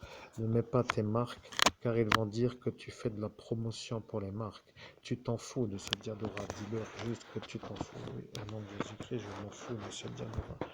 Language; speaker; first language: French; native; French